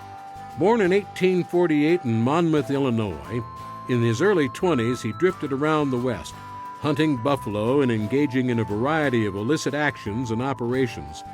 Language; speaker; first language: English; native; English